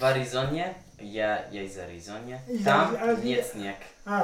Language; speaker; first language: Russian; non-native, learner; English